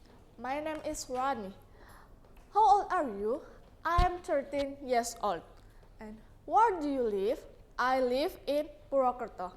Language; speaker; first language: English; non-native, learner; Indonesian